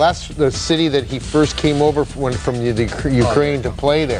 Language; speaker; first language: English; native; English